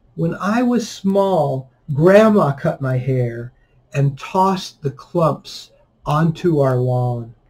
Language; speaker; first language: English; native; English